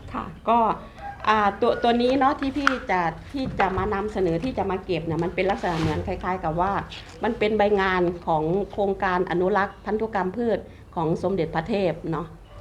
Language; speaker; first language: Thai; native; Thai